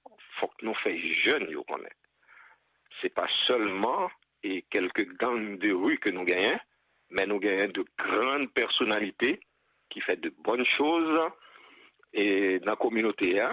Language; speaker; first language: French; non-native, local second language; Haitian Creole